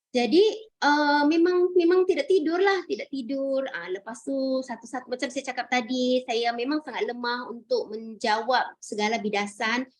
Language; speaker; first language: Malay; native; Malay